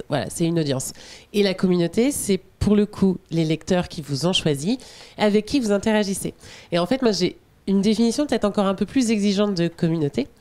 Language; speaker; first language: French; native; French